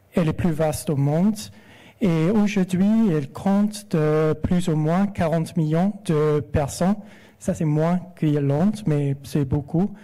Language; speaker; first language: French; non-native, fluent; English